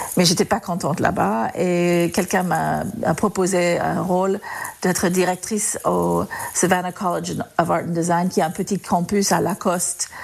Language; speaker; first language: French; non-native, fluent; English